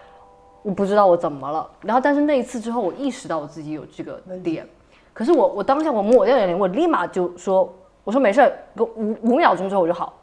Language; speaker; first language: Chinese; native; Chinese